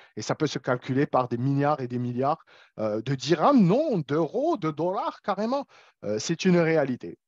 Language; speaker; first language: French; non-native, local second language; Arabic